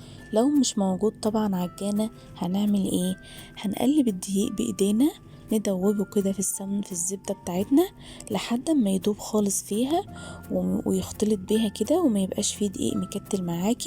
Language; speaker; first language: Arabic; native; Arabic